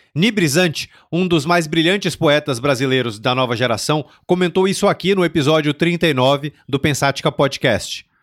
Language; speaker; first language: Portuguese; native; Portuguese